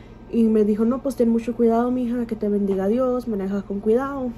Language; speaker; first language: Spanish; early bilingual, heritage; Spanish